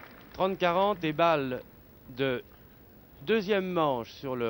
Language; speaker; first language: French; native; French